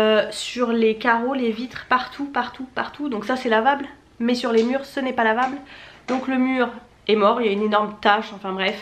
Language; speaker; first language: French; native; French